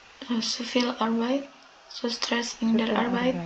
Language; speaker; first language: German; non-native, learner; Indonesian